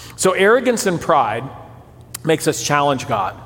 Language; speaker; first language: English; early bilingual, other home language; Portuguese